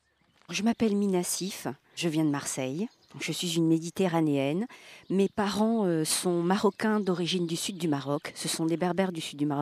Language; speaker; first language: French; early bilingual, other home language; Berber languages